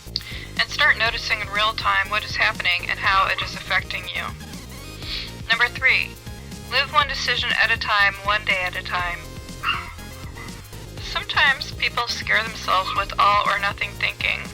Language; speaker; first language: English; native; English